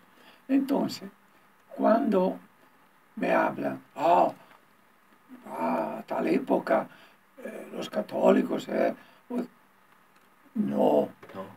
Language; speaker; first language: Spanish; non-native, learner; Italian